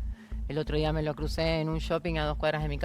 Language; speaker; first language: Spanish; native; Spanish